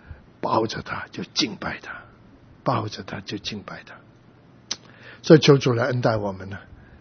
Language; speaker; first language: Chinese; native; Chinese